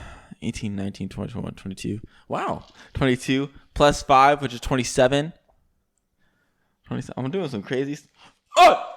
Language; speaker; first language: English; native; English